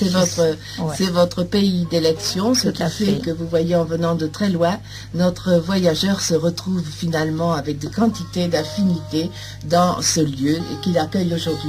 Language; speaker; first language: French; native; French